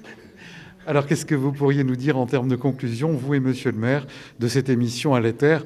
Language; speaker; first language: French; native; French